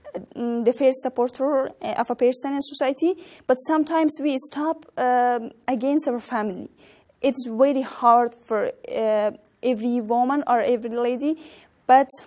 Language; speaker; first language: English; non-native, learner; Persian